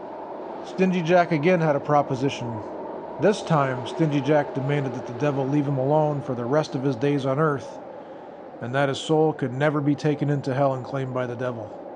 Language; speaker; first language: English; native; English